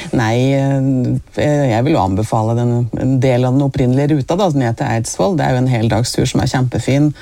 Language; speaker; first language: Norwegian; native; Norwegian